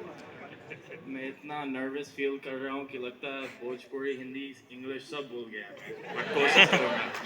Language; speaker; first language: Hindi; early bilingual, other home language; English